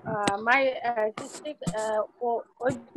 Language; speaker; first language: English; non-native, learner; Bangla